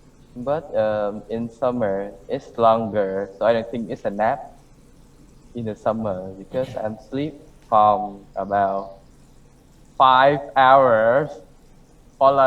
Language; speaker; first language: English; non-native, learner; Vietnamese